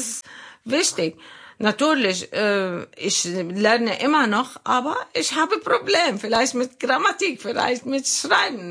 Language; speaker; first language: German; non-native, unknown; Arabic